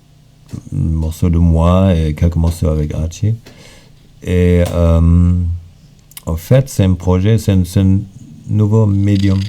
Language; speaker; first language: French; non-native, fluent; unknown